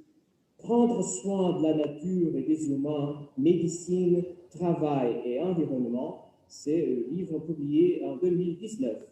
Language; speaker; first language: French; non-native, fluent; Portuguese